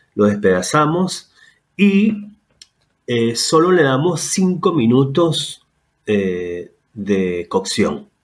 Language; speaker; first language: Spanish; native; Spanish